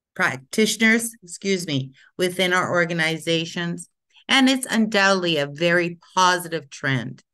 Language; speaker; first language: English; native; English